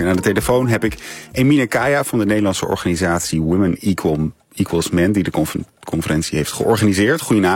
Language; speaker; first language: Dutch; native; Dutch